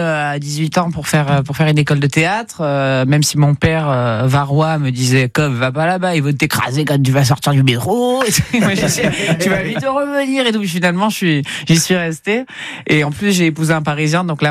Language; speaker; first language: French; native; French